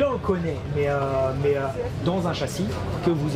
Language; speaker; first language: French; native; French